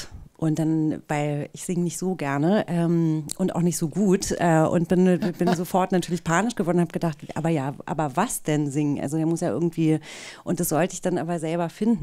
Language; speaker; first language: German; native; German